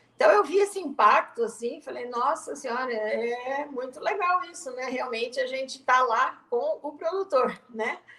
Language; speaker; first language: Portuguese; native; Portuguese